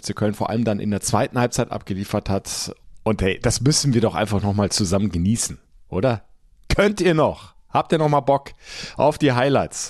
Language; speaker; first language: German; native; German